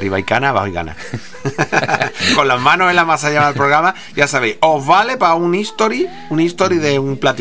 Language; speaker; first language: Spanish; native; Spanish